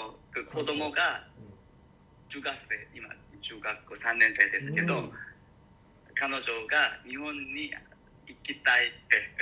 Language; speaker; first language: Japanese; non-native, learner; Korean